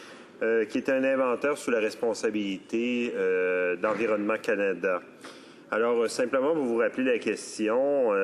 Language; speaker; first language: French; native; French